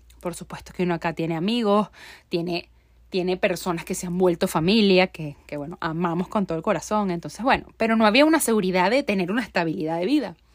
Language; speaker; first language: Spanish; native; Spanish